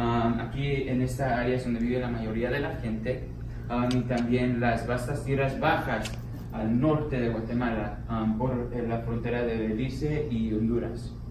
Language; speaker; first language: Spanish; early bilingual, heritage; Spanish